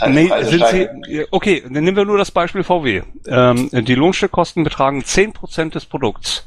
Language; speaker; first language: German; native; German